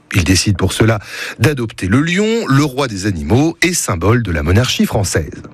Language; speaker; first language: French; native; French